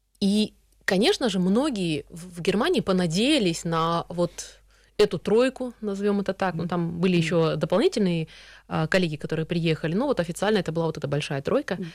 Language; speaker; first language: Russian; early bilingual, heritage; Russian